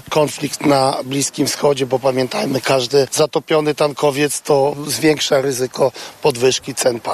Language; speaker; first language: Polish; native; Polish